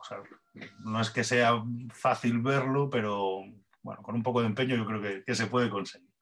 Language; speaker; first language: Spanish; native; Spanish